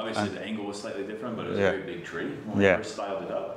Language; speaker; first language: English; native; English